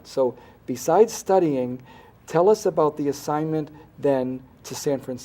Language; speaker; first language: English; native; English